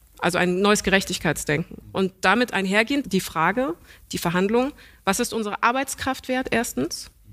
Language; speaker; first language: German; early bilingual, other home language; English